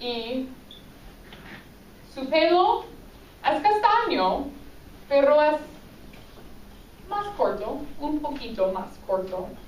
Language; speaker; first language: Spanish; non-native, fluent; English